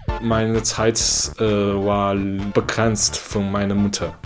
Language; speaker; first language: German; non-native, learner; Chinese